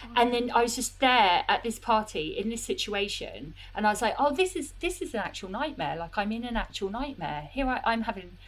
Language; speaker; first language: English; native; English